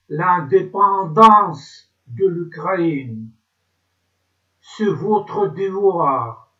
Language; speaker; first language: French; non-native, learner; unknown